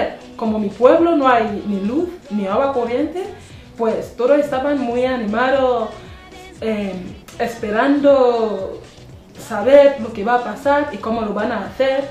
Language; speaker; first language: Spanish; non-native, fluent; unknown